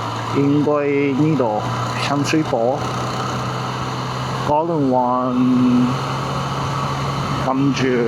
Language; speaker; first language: Cantonese; non-native, learner; Japanese